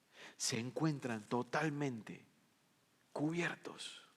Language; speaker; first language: Spanish; native; Spanish